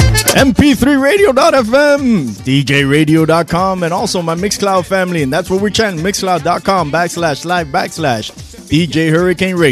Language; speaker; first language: English; native; English